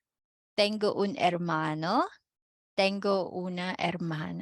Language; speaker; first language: Spanish; non-native, fluent; Filipino